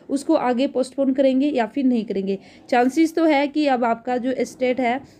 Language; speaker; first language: Hindi; native; Hindi